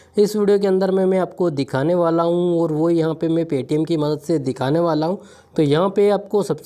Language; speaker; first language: Hindi; native; Hindi